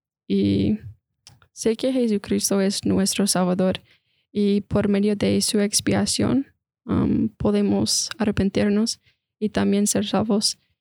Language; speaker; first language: Spanish; non-native, fluent; English